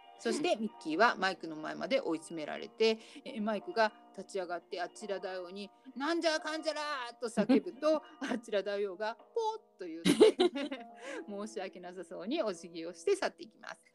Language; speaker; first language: Japanese; native; Japanese